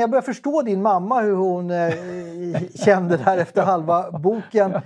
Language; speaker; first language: Swedish; native; Swedish